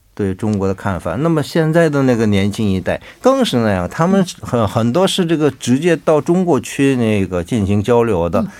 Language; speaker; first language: Chinese; non-native, fluent; Korean